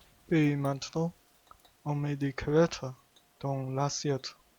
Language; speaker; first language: French; non-native, learner; Chinese